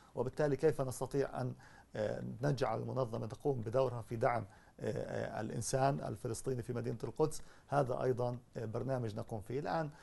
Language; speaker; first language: Arabic; native; Arabic